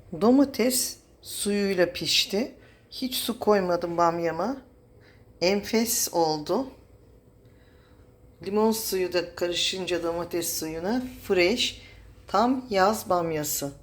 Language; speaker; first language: Turkish; native; Turkish